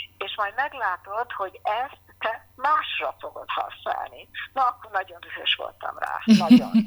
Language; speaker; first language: Hungarian; early bilingual, heritage; Hungarian